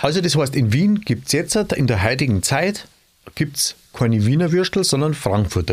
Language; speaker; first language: German; native; German